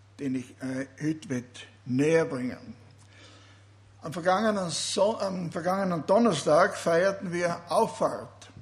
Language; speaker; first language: German; native; German